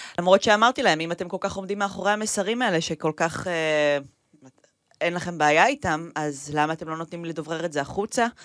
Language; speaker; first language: Hebrew; native; Hebrew